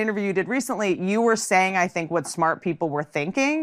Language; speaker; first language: English; native; English